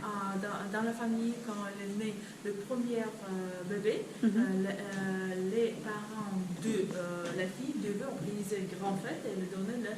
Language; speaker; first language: French; non-native, learner; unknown